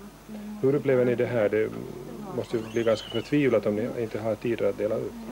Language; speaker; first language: Swedish; native; Swedish